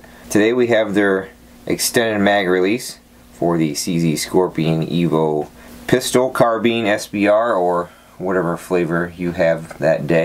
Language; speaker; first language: English; native; English